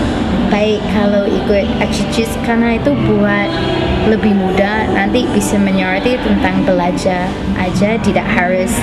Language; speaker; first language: Indonesian; non-native, learner; English